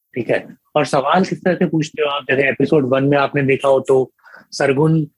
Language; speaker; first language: Hindi; native; Hindi